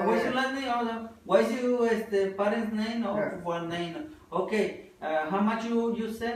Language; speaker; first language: English; non-native, learner; Spanish